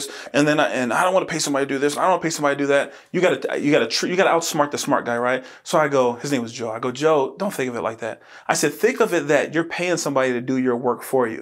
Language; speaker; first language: English; native; English